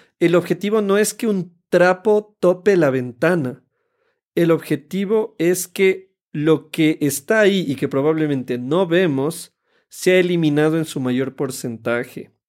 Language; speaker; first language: Spanish; native; Spanish